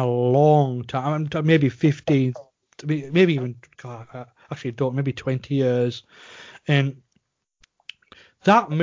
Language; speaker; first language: English; native; English